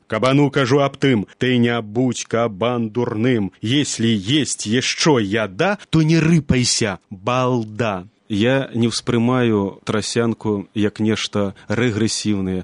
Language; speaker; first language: Belarusian; native; Belarusian